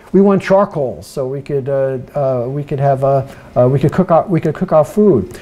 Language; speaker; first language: English; native; English